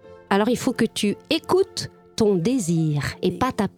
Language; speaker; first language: French; native; French